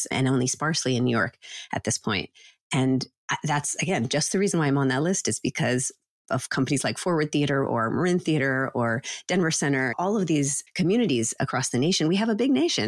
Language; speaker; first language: English; native; English